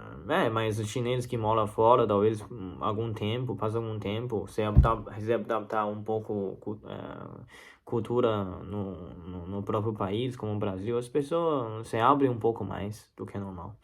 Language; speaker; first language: Portuguese; non-native, learner; Chinese